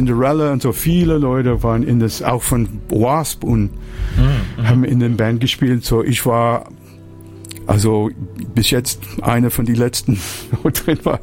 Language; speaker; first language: German; non-native, fluent; English